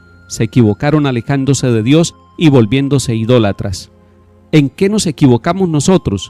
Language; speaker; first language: Spanish; native; Spanish